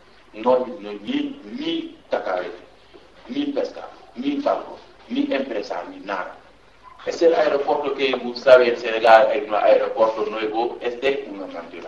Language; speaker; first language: Spanish; non-native, learner; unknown